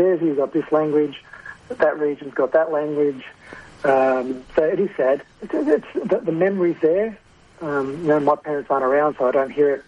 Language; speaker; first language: English; non-native, local second language; Italian